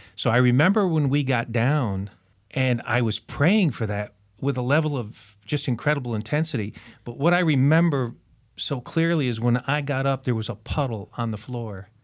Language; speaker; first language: English; native; English